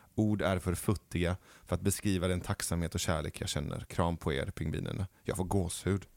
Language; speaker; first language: Swedish; early bilingual, other home language; Persian